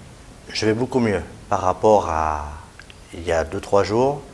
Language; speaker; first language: French; native; French